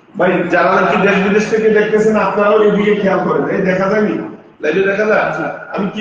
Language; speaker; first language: Bangla; native; Bangla